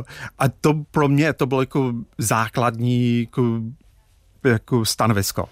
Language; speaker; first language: Czech; non-native, fluent; English